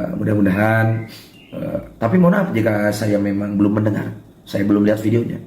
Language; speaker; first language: Indonesian; non-native, local second language; Sundanese